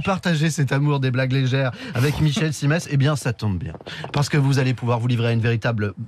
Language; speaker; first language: French; native; French